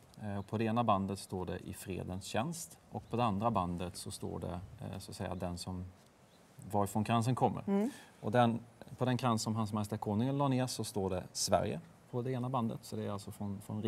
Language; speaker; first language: Swedish; native; Swedish